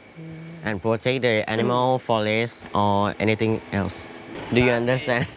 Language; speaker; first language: English; non-native, learner; Thai